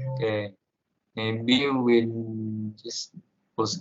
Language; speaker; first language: English; non-native, learner; Indonesian